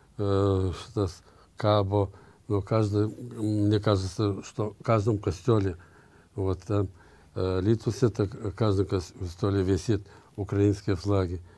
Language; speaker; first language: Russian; non-native, local second language; Lithuanian